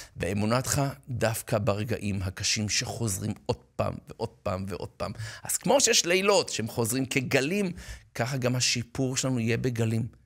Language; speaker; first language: Hebrew; native; Hebrew